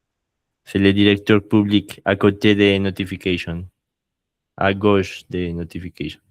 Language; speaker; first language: French; non-native, learner; Spanish